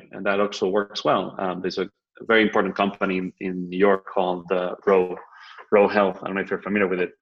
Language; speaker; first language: English; non-native, fluent; Spanish